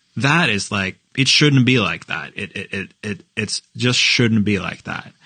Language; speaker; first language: English; non-native, fluent; Norwegian